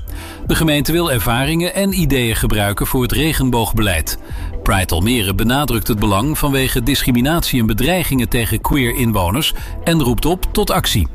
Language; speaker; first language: Dutch; native; Dutch